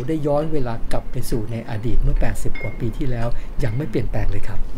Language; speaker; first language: Thai; native; Thai